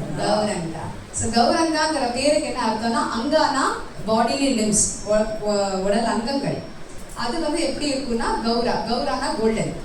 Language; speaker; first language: Tamil; early bilingual, heritage; Tamil